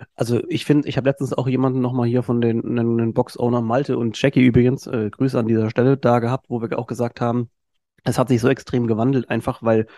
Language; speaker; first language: German; native; German